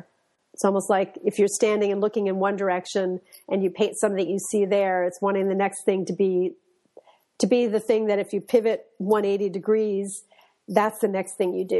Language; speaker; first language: English; native; English